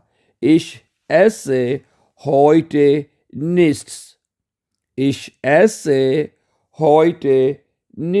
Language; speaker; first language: German; non-native, fluent; Urdu